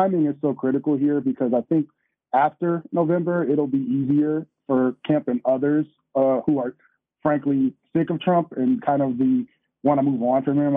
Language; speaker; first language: English; native; English